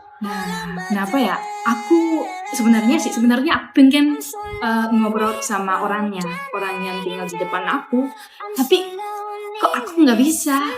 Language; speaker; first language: Indonesian; non-native, fluent; Japanese